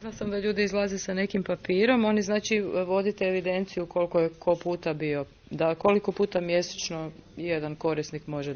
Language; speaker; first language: Croatian; native; Croatian